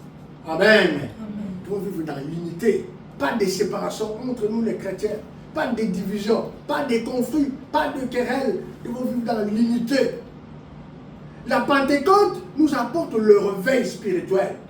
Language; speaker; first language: French; non-native, local second language; Lingala